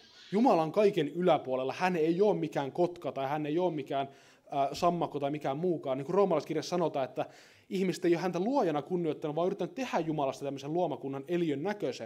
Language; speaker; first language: Finnish; native; Finnish